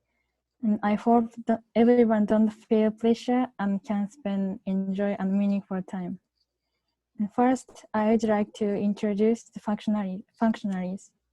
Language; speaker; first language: English; non-native, learner; Japanese